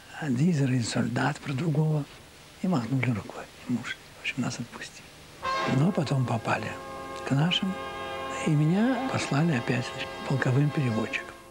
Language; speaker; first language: Russian; native; Russian